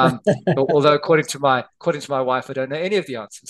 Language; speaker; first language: English; native; English